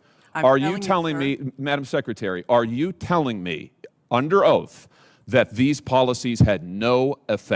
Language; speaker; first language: English; native; English